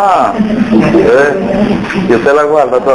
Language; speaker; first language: Spanish; native; Spanish